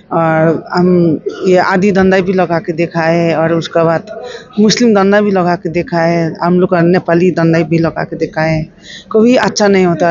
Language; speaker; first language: Hindi; non-native, local second language; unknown